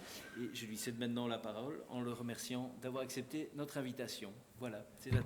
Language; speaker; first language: French; native; French